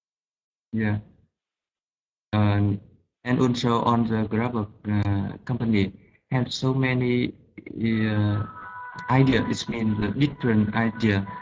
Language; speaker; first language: English; non-native, learner; Vietnamese